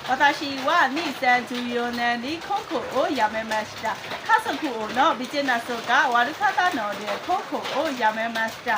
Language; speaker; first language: Japanese; non-native, learner; Burmese